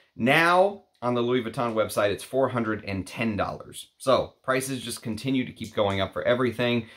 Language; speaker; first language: English; non-native, fluent; Arabic